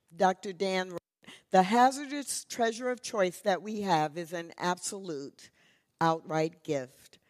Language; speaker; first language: English; native; English